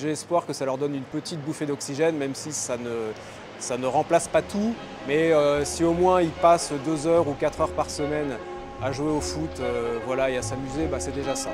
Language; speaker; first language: French; native; French